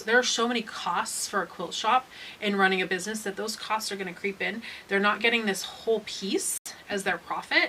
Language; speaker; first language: English; native; English